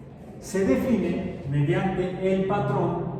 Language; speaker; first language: Spanish; native; Spanish